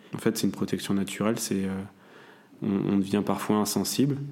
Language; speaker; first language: French; native; French